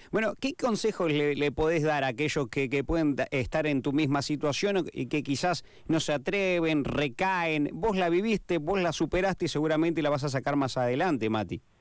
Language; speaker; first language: Spanish; native; Spanish